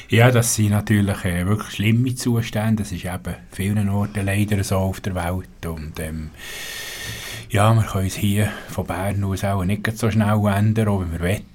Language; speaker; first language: German; native; German